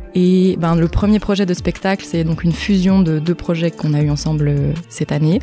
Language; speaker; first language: French; native; French